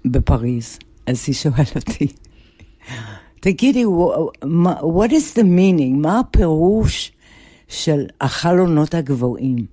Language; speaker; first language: Hebrew; non-native, fluent; English